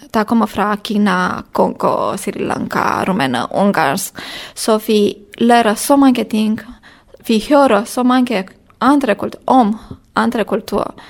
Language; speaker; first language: Danish; non-native, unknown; Romanian